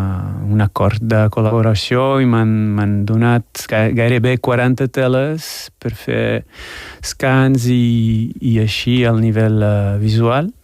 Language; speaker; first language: Catalan; non-native, fluent; French